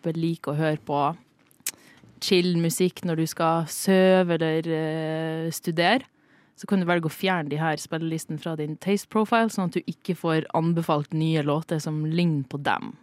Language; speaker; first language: Norwegian; native; Norwegian